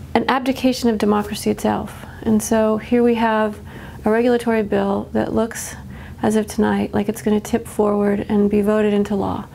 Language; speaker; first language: English; native; English